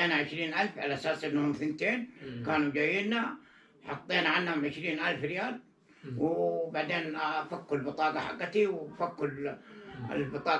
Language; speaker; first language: Arabic; native; Arabic